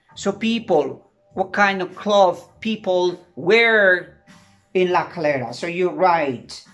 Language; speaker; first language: English; non-native, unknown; Spanish